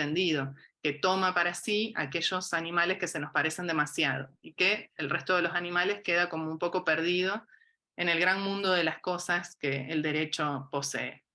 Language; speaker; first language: Spanish; native; Spanish